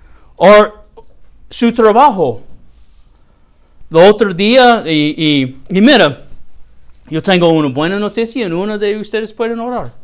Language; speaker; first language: Spanish; non-native, learner; English